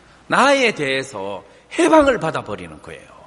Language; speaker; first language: Korean; native; Korean